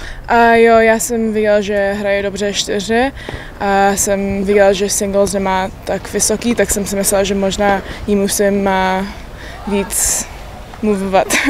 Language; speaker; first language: Czech; early bilingual, heritage; Czech